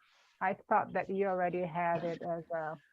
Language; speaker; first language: English; non-native, fluent; Portuguese